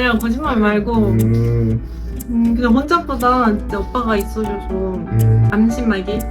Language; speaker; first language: Korean; non-native, fluent; Japanese